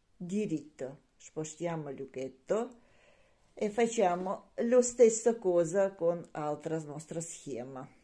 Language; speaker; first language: Italian; non-native, learner; Ukrainian